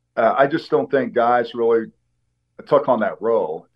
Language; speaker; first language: English; native; English